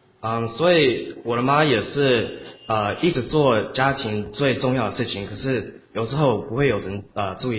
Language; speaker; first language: Chinese; early bilingual, heritage; Chinese